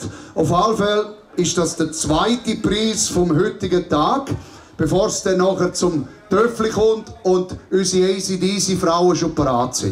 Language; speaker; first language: German; native; German